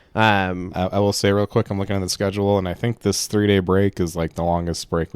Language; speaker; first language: English; native; English